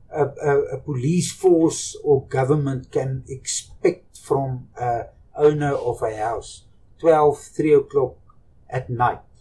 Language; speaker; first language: English; non-native, local second language; Afrikaans